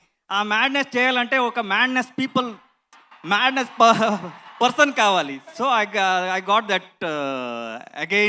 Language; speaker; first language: Telugu; non-native, learner; Kannada